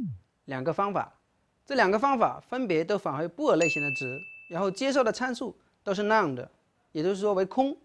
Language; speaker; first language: Chinese; native; Chinese